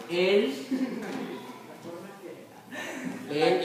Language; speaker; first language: Spanish; early bilingual, heritage; Spanish